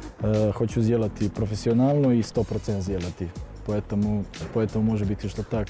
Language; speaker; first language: Russian; non-native, learner; Serbian